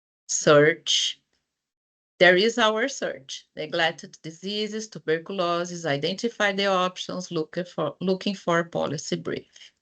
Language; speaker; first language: English; non-native, fluent; Portuguese